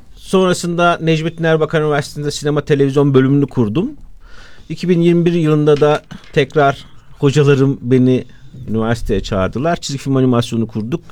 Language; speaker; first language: Turkish; native; Turkish